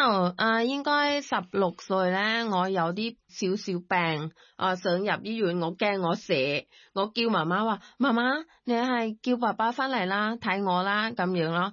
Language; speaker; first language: Cantonese; non-native, learner; Thai